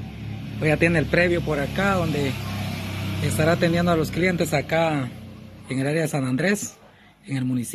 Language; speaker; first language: Spanish; native; Spanish